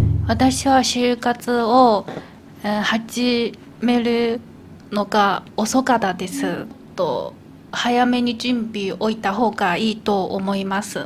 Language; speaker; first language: Japanese; non-native, fluent; Chinese